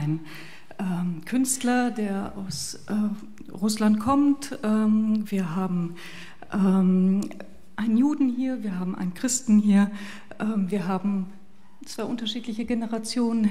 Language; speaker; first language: German; native; German